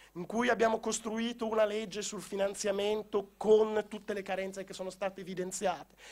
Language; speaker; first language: Italian; native; Italian